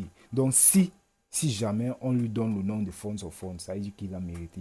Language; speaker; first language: French; native; French